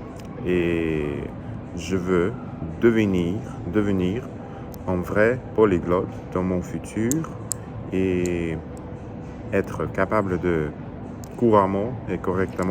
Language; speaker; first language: French; non-native, learner; Russian